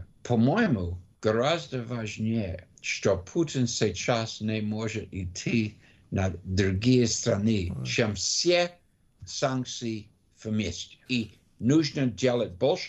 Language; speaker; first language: Russian; non-native, learner; English